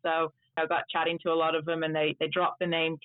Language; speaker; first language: English; early bilingual, other home language; Dutch